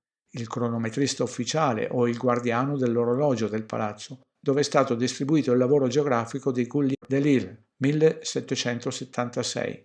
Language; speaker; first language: Italian; native; Italian